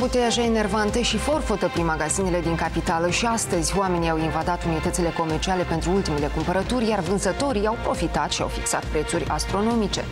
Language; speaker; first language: Romanian; native; Romanian